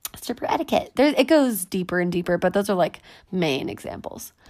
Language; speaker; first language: English; native; English